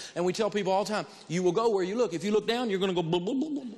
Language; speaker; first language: English; native; English